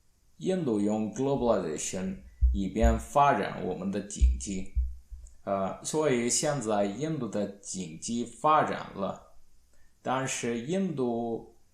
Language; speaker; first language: Chinese; non-native, learner; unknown